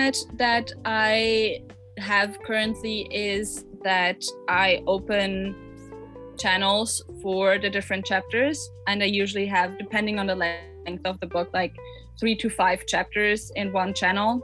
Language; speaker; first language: English; non-native, fluent; German